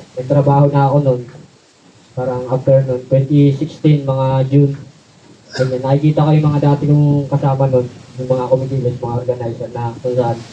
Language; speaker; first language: Filipino; native; Filipino